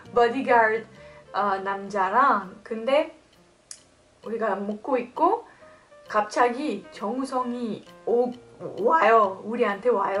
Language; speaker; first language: Korean; non-native, fluent; French